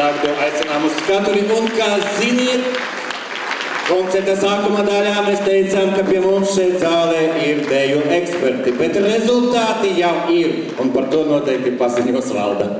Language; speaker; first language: Latvian; native; Latvian